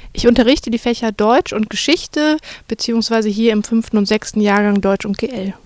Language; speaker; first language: German; native; German